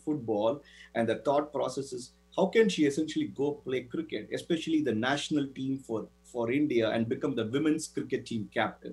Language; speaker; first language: English; non-native, local second language; Tamil